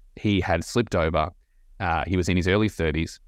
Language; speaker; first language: English; native; English